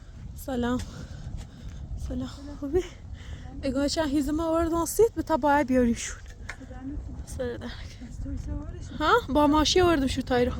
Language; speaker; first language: Persian; native; Persian